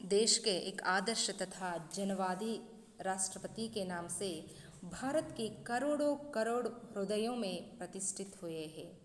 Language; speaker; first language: Hindi; non-native, local second language; Kannada